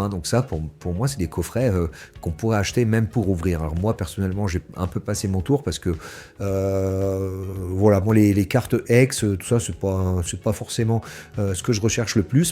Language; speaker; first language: French; native; French